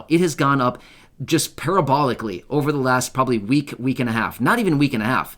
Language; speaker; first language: English; native; English